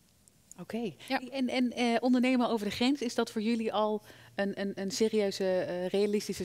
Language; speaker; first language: Dutch; native; Dutch